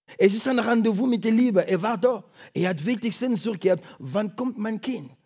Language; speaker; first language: German; non-native, fluent; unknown